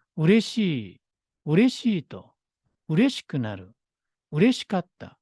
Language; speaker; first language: Japanese; non-native, fluent; Korean